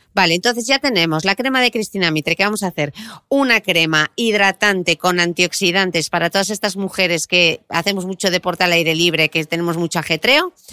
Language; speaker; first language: Spanish; native; Spanish